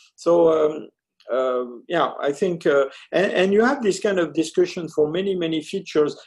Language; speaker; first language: English; early bilingual, other home language; French